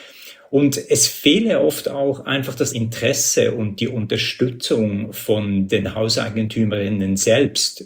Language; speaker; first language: German; native; German